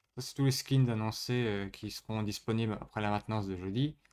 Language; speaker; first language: French; native; French